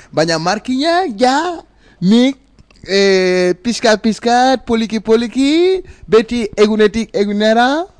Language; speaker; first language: Basque; non-native, learner; Wolof